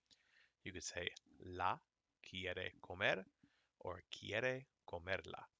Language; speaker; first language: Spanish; non-native, fluent; English